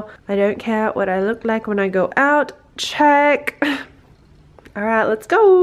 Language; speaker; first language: English; native; English